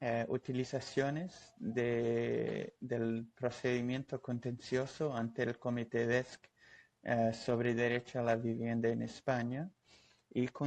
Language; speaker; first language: Spanish; non-native, fluent; Portuguese